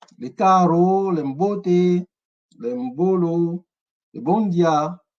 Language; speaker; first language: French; non-native, local second language; Ewe